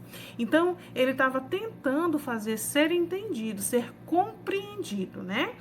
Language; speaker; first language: Portuguese; native; Portuguese